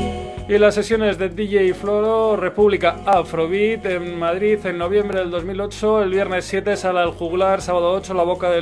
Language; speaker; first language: Spanish; native; Spanish